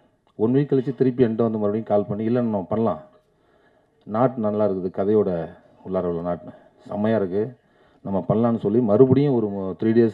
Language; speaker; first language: Tamil; native; Tamil